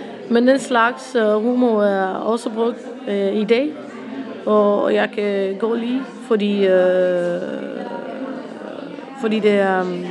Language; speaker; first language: Danish; non-native, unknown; Romanian